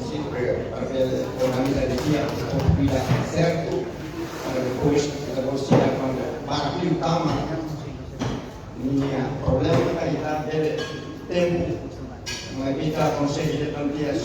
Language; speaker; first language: Portuguese; non-native, local second language; Tetum